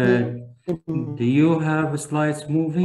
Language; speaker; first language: English; non-native, fluent; Turkish